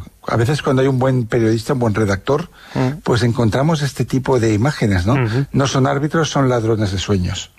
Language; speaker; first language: Spanish; native; Spanish